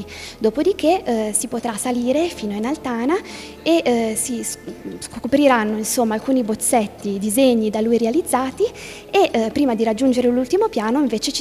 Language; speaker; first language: Italian; native; Italian